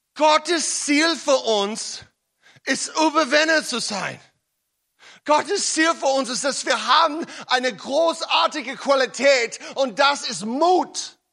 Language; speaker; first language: German; non-native, learner; English